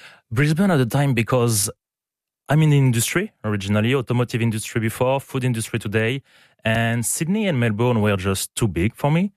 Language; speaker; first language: English; non-native, fluent; French